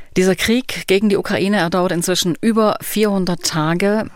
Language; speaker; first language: German; native; German